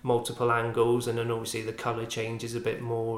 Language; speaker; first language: English; native; English